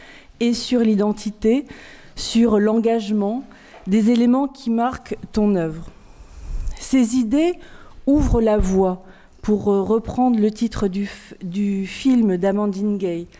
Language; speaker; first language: French; native; French